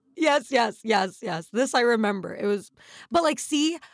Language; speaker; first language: English; early bilingual, other home language; Arabic